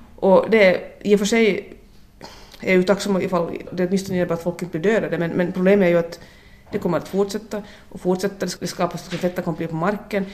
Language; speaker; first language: Swedish; native; Swedish